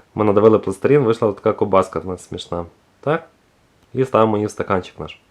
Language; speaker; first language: Ukrainian; native; Ukrainian